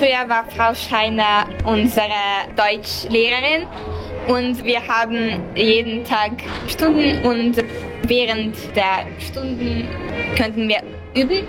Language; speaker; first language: German; non-native, local second language; Hungarian